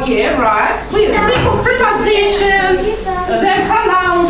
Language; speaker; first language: English; non-native, fluent; Azerbaijani